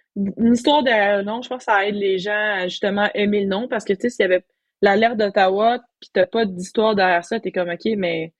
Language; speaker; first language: French; native; French